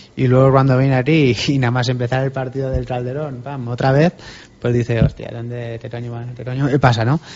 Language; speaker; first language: Spanish; native; Spanish